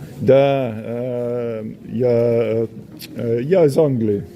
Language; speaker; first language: Russian; non-native, learner; English